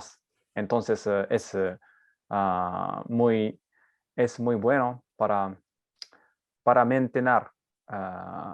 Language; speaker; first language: Spanish; non-native, learner; Japanese